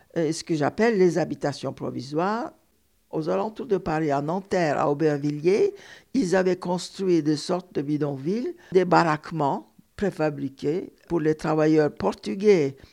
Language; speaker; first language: French; non-native, fluent; Turkish